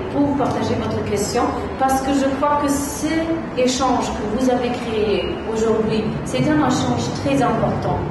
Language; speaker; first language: French; non-native, fluent; German